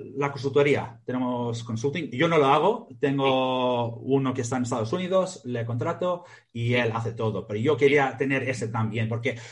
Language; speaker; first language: Spanish; non-native, fluent; English